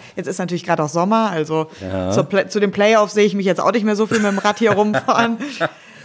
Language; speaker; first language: German; native; German